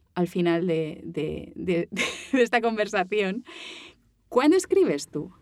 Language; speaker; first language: Spanish; native; Spanish